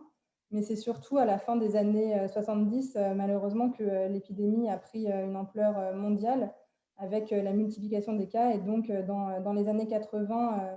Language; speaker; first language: French; native; French